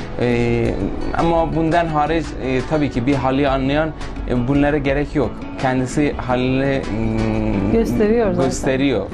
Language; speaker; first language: Turkish; non-native, local second language; Persian